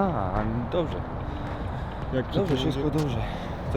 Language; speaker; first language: Polish; non-native, learner; Serbian